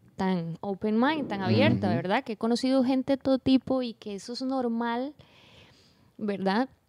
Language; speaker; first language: Spanish; native; Spanish